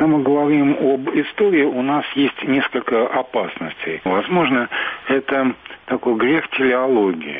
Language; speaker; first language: Russian; native; Russian